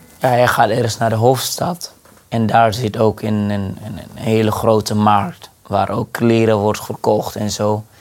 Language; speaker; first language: Dutch; non-native, fluent; Arabic